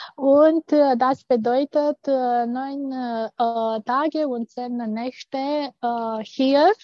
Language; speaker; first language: German; non-native, fluent; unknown